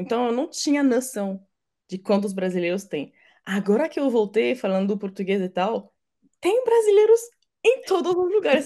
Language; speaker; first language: Portuguese; non-native, fluent; French